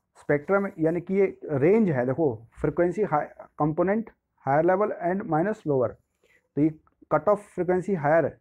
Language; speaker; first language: Hindi; native; Hindi